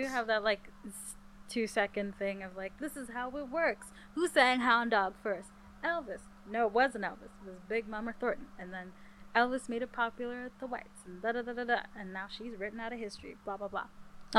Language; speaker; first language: English; native; English